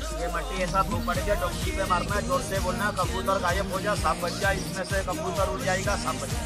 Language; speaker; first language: Hindi; non-native, local second language; Bangla